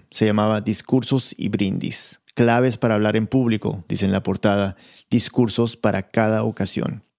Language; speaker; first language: Spanish; early bilingual, heritage; Spanish